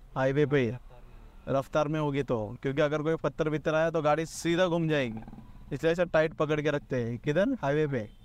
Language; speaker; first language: Hindi; non-native, local second language; Marathi